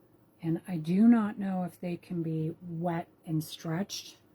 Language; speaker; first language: English; native; English